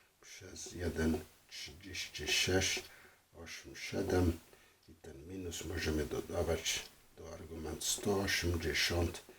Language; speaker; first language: Polish; non-native, fluent; French